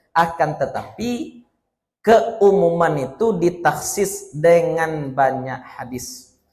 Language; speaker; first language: Malay; native; Malay